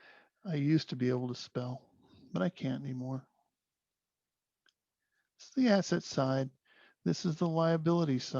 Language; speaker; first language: English; native; English